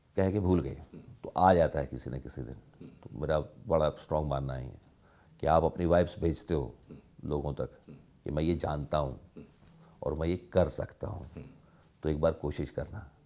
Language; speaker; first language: Hindi; native; Hindi